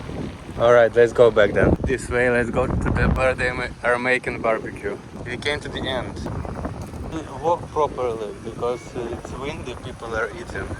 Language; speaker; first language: English; non-native, fluent; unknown